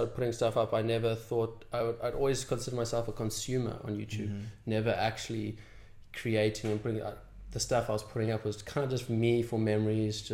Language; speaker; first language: English; native; English